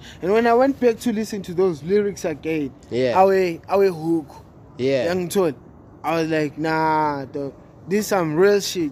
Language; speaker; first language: English; non-native, local second language; North Ndebele